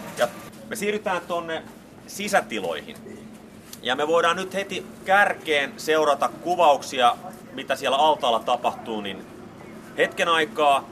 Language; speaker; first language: Finnish; native; Finnish